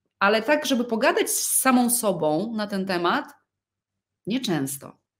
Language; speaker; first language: Polish; early bilingual, other home language; Russian